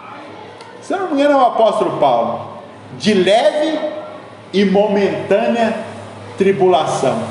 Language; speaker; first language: Portuguese; native; Portuguese